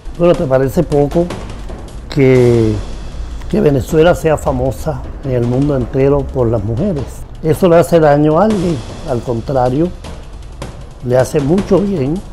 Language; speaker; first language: Spanish; native; Spanish